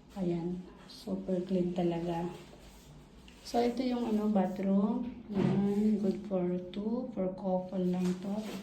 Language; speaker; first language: Filipino; non-native, local second language; Iloko